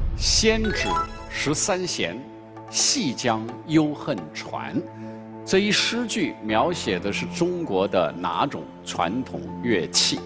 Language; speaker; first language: Chinese; native; Chinese